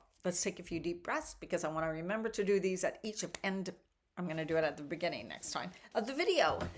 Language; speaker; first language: English; native; English